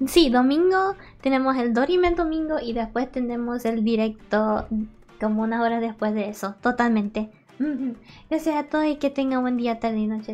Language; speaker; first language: Spanish; early bilingual, heritage; Spanish